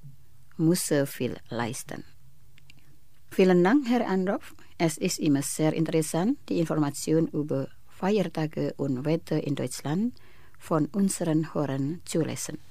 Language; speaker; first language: German; non-native, fluent; Indonesian